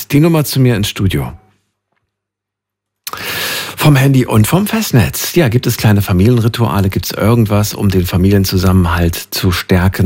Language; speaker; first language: German; native; German